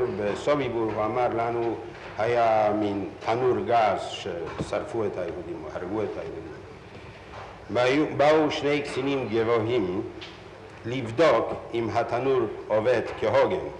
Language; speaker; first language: Hebrew; non-native, fluent; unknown